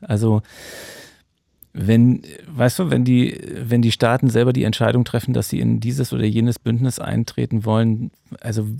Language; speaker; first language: German; native; German